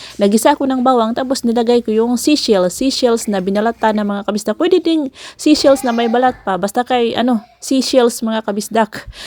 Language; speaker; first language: Filipino; non-native, local second language; Cebuano